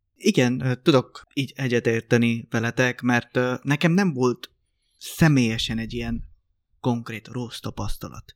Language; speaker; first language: Hungarian; non-native, fluent; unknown